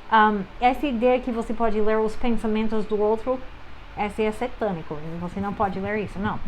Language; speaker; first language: Portuguese; non-native, fluent; English